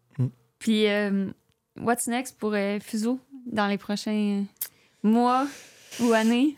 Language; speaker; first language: French; native; French